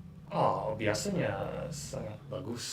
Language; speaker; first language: Indonesian; non-native, learner; English